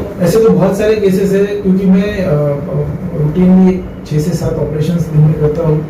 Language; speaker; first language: Hindi; non-native, local second language; Marathi